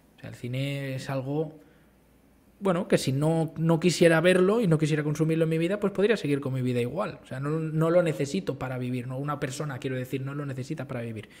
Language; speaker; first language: Spanish; native; Spanish